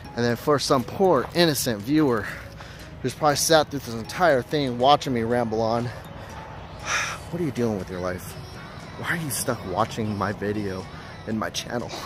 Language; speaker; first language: English; native; English